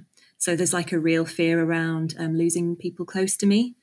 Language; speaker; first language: English; native; English